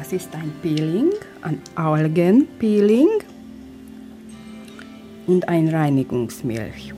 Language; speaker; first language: German; non-native, learner; Hungarian